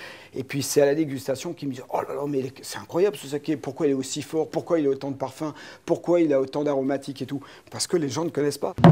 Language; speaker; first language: French; native; French